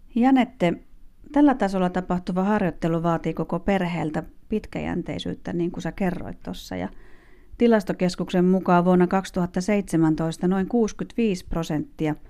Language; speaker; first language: Finnish; native; Finnish